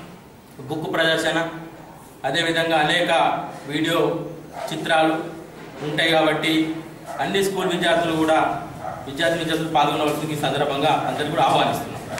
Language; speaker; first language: Telugu; native; Telugu